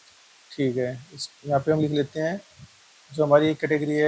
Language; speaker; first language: Hindi; native; Hindi